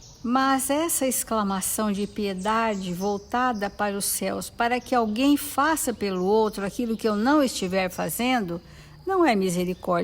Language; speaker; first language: Portuguese; native; Portuguese